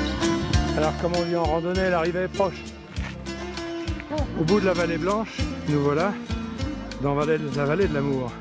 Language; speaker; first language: French; native; French